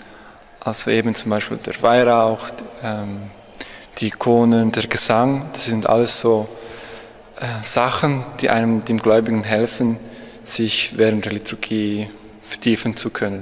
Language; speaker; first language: German; early bilingual, other home language; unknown